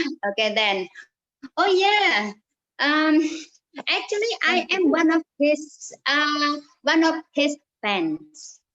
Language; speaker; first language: English; non-native, fluent; Indonesian